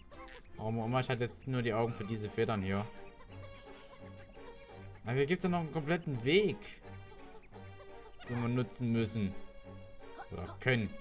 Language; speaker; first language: German; native; German